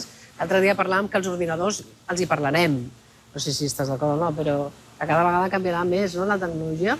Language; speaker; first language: Catalan; native; Catalan